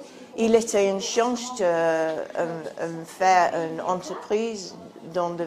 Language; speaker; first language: French; non-native, fluent; English